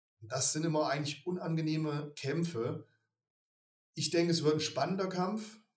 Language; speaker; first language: German; native; German